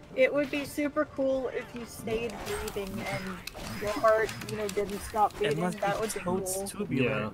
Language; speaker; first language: English; native; English